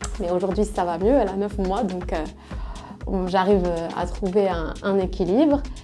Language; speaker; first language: French; non-native, local second language; Arabic